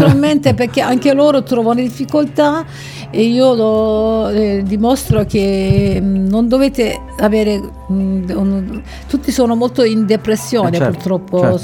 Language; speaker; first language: Italian; non-native, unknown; Turkish